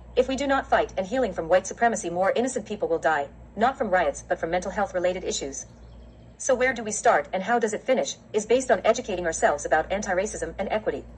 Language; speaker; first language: English; native; English